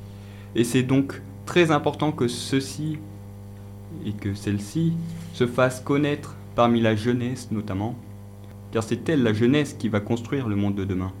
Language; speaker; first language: French; native; French